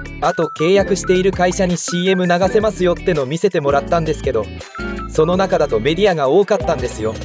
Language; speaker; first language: Japanese; native; Japanese